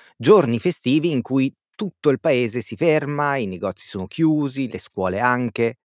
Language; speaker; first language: Italian; native; Italian